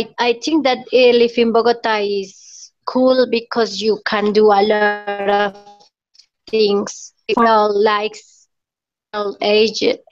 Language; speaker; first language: English; non-native, learner; Spanish